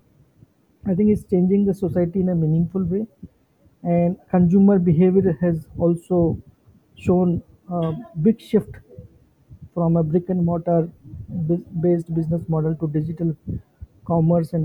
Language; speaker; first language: English; non-native, local second language; Hindi